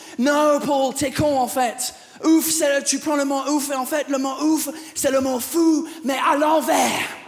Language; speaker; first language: French; non-native, fluent; English